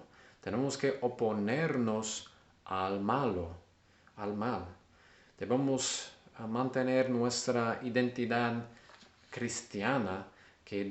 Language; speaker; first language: Spanish; non-native, learner; English